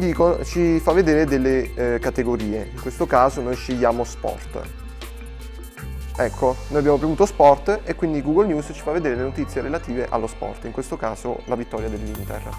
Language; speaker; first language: Italian; native; Italian